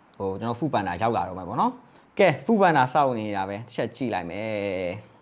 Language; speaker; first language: Burmese; native; Burmese